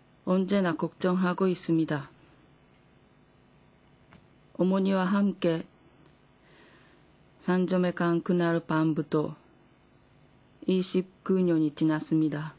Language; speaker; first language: Korean; non-native, fluent; Japanese